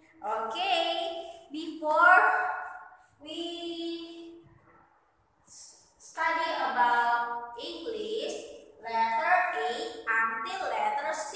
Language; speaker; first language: English; non-native, learner; Indonesian